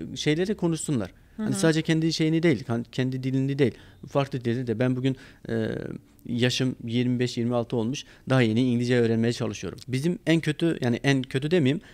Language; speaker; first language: Turkish; non-native, local second language; Kurdish